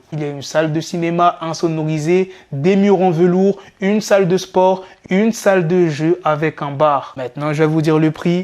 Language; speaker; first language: French; native; French